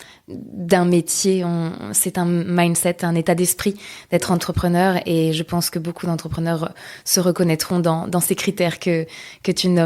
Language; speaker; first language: French; native; French